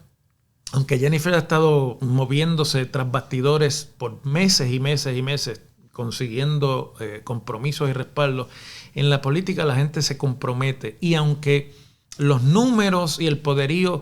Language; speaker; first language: Spanish; native; Spanish